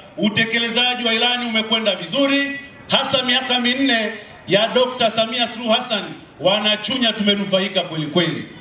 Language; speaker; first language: Swahili; native; Swahili